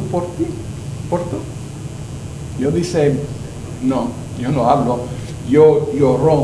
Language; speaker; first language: Spanish; non-native, learner; English